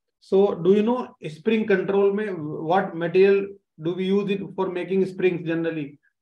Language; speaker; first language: English; non-native, local second language; Hindi